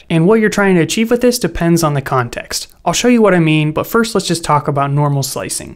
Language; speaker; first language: English; native; English